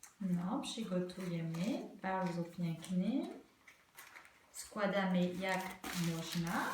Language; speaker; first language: Polish; non-native, learner; French